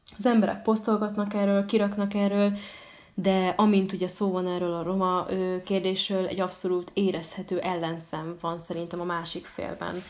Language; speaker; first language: Hungarian; early bilingual, other home language; Arabic